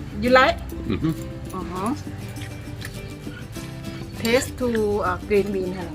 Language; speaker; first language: English; non-native, learner; Thai